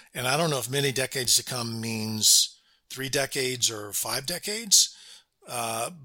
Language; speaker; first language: English; native; English